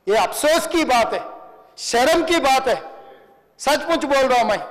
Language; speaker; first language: Hindi; non-native, local second language; Telugu